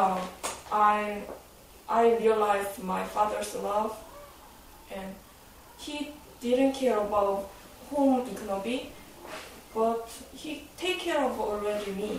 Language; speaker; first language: English; non-native, learner; Korean